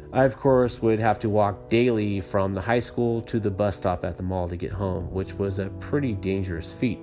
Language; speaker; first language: English; native; English